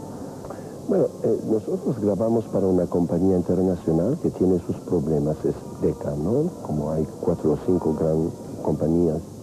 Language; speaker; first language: Spanish; non-native, fluent; French